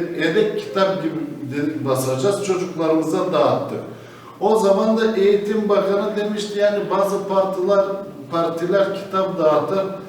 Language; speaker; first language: Turkish; native; Turkish